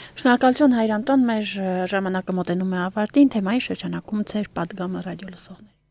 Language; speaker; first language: Armenian; native; Armenian